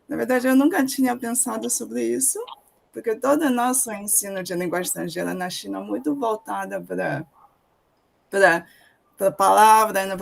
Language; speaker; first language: Portuguese; non-native, fluent; Chinese